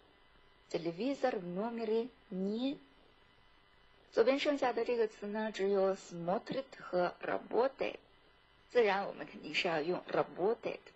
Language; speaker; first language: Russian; non-native, fluent; Chinese